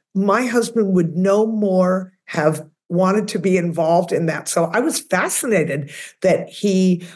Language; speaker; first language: English; native; English